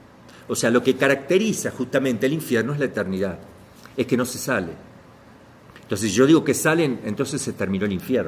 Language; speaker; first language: Spanish; native; Spanish